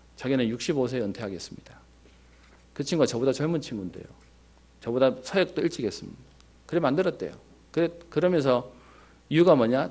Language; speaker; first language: Korean; native; Korean